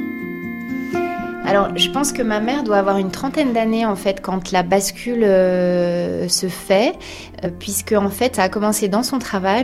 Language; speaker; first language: French; native; French